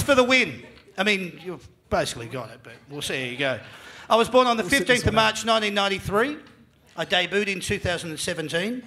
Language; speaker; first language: English; native; English